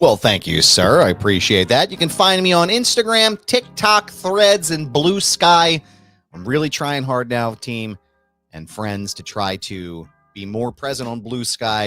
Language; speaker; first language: English; native; English